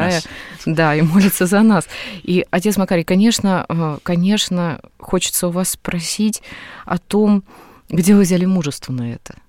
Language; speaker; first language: Russian; native; Russian